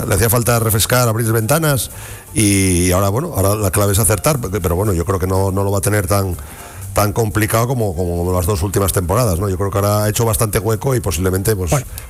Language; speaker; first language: Spanish; native; Spanish